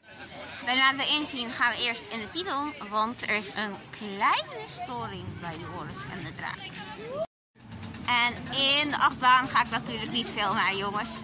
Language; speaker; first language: Dutch; native; Dutch